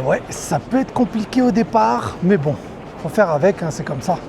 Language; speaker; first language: French; native; French